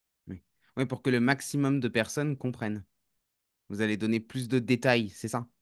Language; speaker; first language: French; native; French